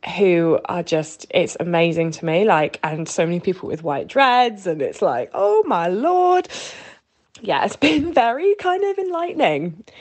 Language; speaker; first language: English; native; English